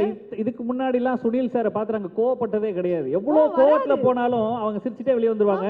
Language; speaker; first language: Tamil; native; Tamil